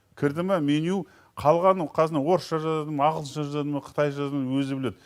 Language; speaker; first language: Kazakh; native; Kazakh